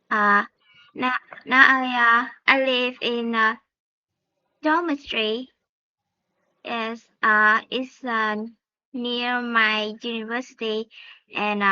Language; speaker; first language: English; non-native, learner; Vietnamese